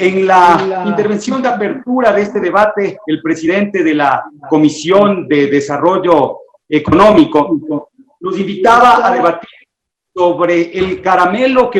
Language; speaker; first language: Spanish; native; Spanish